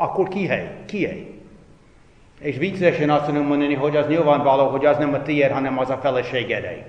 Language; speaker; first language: Hungarian; non-native, fluent; English